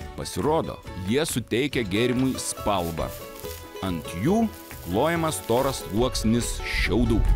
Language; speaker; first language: Lithuanian; native; Lithuanian